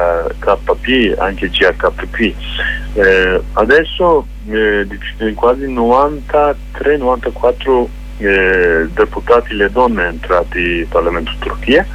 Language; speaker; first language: Italian; non-native, fluent; Kurdish